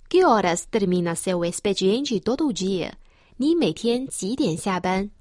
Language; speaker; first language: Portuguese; non-native, fluent; Chinese